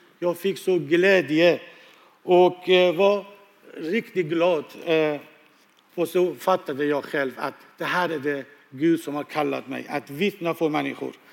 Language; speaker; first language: Swedish; non-native, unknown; Persian